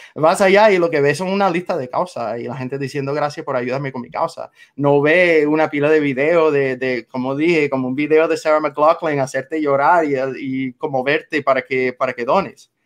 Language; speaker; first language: Spanish; non-native, fluent; English